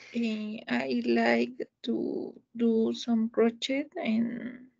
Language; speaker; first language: English; non-native, learner; Spanish